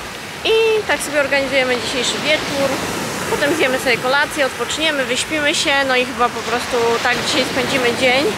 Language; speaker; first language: Polish; native; Polish